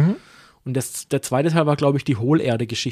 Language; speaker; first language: German; native; German